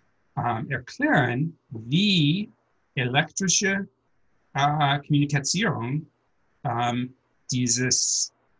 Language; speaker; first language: German; non-native, learner; English